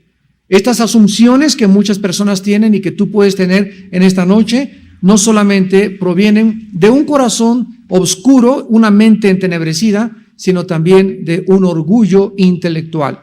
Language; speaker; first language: Spanish; native; Spanish